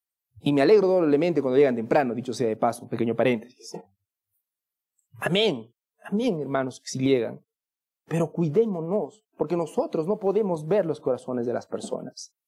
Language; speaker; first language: Spanish; native; Spanish